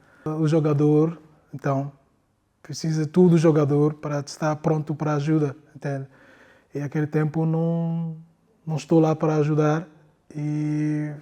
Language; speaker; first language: Portuguese; non-native, learner; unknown